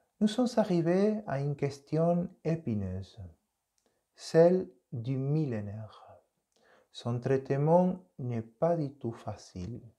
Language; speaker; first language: French; non-native, fluent; Spanish